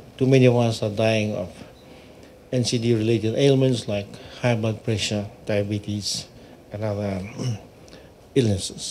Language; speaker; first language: English; non-native, local second language; Fijian